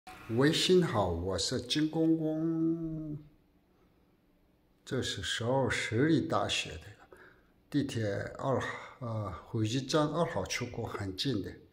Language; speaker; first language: Chinese; non-native, learner; Korean